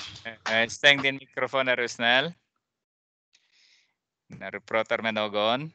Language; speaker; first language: Swedish; non-native, fluent; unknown